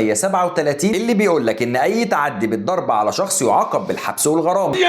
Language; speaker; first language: Arabic; native; Arabic